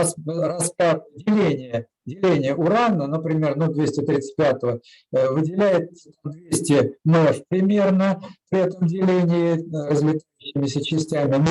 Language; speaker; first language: Russian; native; Russian